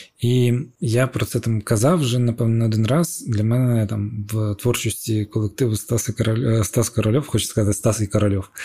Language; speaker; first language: Ukrainian; non-native, local second language; Russian